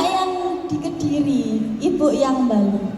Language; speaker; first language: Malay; non-native, local second language; Javanese